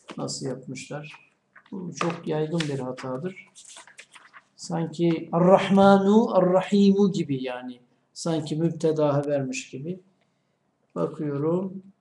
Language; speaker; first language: Turkish; native; Turkish